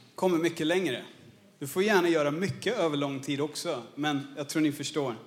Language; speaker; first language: Swedish; non-native, fluent; English